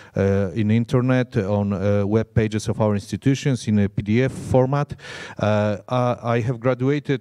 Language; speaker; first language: English; non-native, fluent; Polish